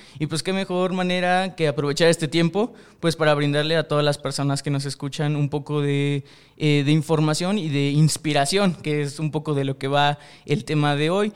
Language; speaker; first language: Spanish; native; Spanish